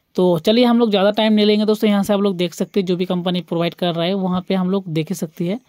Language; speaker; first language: Hindi; non-native, local second language; Bangla